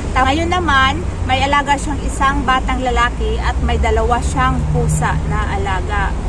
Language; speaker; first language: Filipino; native; Filipino